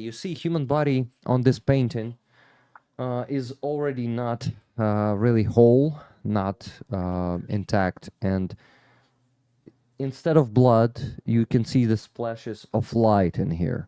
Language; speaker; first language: English; non-native, fluent; Ukrainian